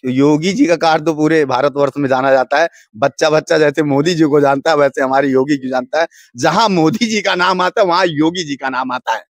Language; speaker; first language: Hindi; native; Hindi